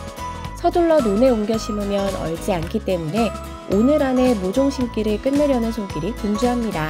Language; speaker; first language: Korean; native; Korean